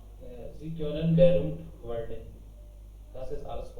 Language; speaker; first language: German; non-native, learner; Hindi